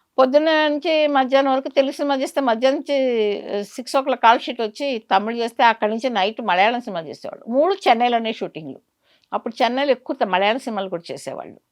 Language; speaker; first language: Telugu; native; Telugu